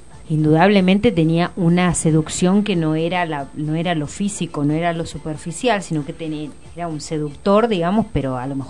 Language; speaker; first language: Spanish; native; Spanish